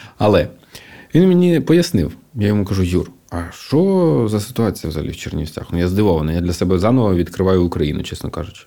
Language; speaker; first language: Ukrainian; non-native, local second language; Russian